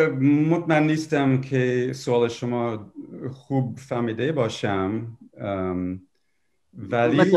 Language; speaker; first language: Persian; non-native, fluent; English